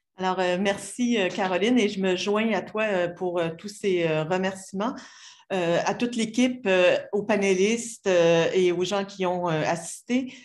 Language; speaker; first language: French; native; French